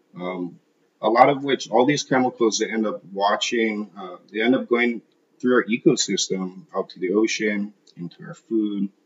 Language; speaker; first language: English; native; English